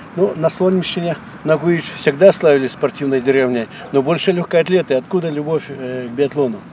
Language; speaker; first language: Russian; native; Russian